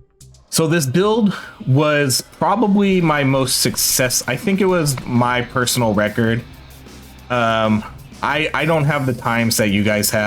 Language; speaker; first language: English; native; English